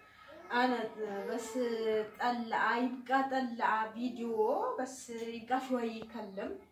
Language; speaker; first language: Arabic; non-native, learner; Oromo